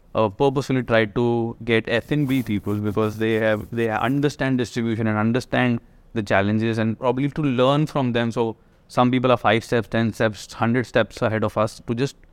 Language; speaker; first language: English; non-native, local second language; Hindi